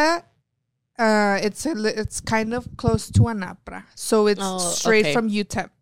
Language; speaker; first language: English; early bilingual, other home language; Spanish